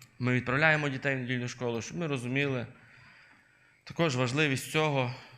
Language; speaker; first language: Ukrainian; native; Ukrainian